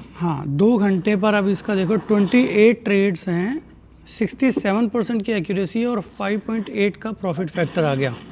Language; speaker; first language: Hindi; native; Hindi